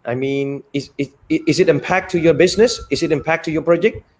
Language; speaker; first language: English; non-native, fluent; Khmer